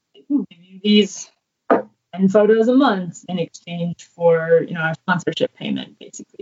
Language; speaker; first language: English; native; English